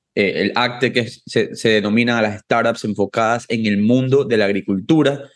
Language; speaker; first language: Spanish; native; Spanish